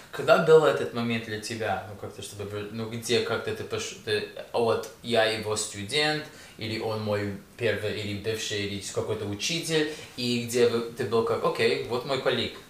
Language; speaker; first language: Russian; early bilingual, heritage; Russian